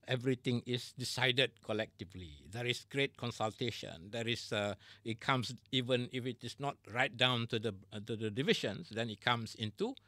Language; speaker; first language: English; non-native, local second language; Malay